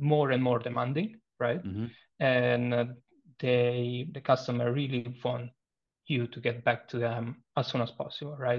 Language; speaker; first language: English; non-native, fluent; Italian